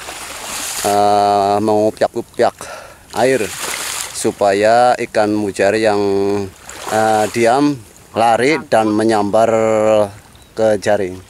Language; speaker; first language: Indonesian; native; Indonesian